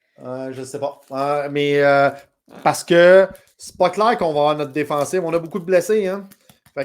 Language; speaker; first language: French; native; French